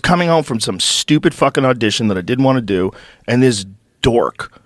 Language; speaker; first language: English; native; English